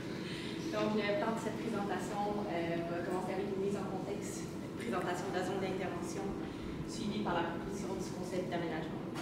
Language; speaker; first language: French; native; French